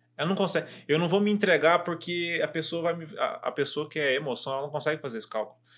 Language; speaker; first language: Portuguese; native; Portuguese